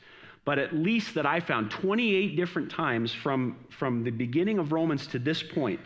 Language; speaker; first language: English; native; English